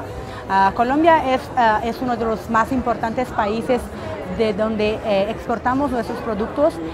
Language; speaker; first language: Spanish; non-native, fluent; Portuguese